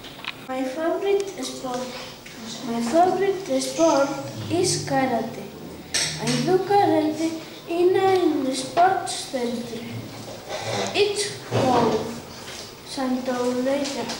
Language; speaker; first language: English; non-native, learner; Spanish